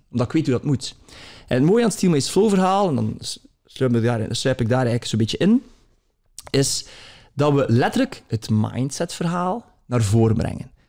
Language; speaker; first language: Dutch; native; Dutch